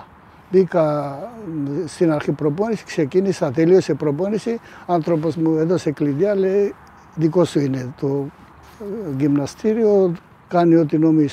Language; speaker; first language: Greek; non-native, fluent; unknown